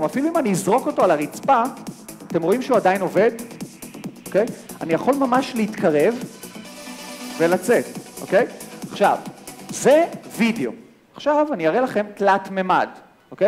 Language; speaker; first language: Hebrew; native; Hebrew